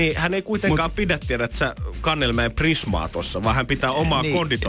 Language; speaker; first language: Finnish; native; Finnish